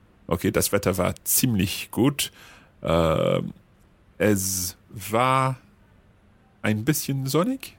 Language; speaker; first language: German; non-native, learner; English